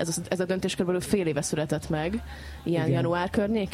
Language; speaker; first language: Hungarian; native; Hungarian